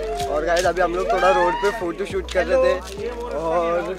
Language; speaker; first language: Hindi; non-native, local second language; Marathi